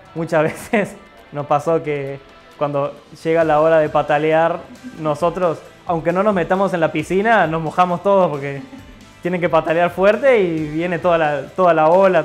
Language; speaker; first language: Spanish; native; Spanish